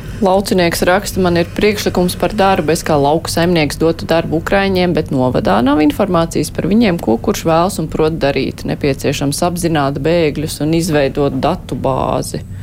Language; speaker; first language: Latvian; native; Latvian